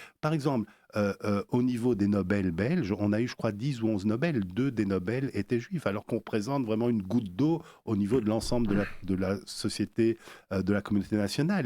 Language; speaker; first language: French; native; French